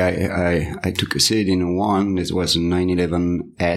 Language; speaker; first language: English; non-native, fluent; French